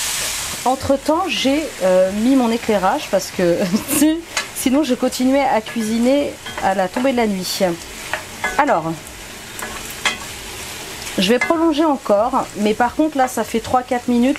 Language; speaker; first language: French; native; French